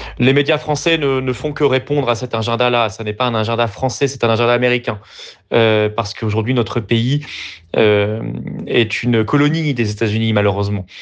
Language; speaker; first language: French; native; French